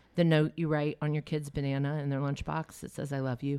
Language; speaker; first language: English; native; English